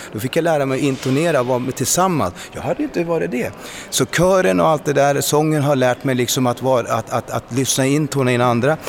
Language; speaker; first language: Swedish; early bilingual, other home language; Spanish